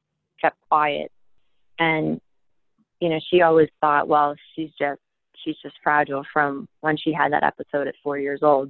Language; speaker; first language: English; native; English